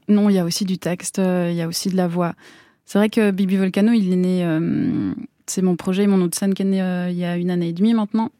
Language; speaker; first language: French; native; French